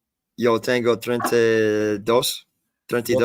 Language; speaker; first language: Spanish; non-native, learner; English